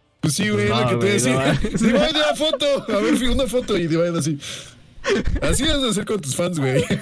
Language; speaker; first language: Spanish; native; Spanish